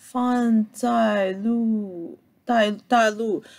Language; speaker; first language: Chinese; early bilingual, heritage; Cantonese